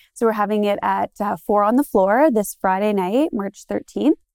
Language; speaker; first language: English; native; English